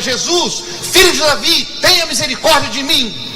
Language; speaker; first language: Portuguese; native; Portuguese